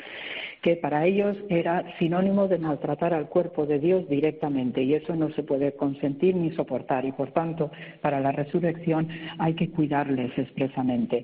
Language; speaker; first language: Spanish; native; Spanish